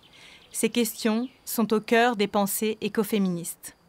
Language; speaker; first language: French; native; French